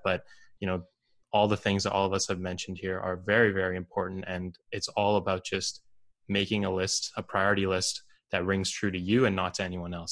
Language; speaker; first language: English; native; English